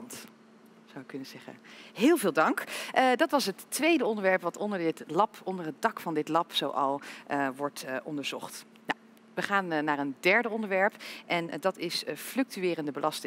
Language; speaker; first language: Dutch; native; Dutch